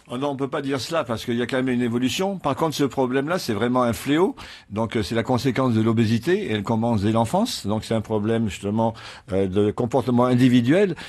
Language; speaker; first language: French; native; French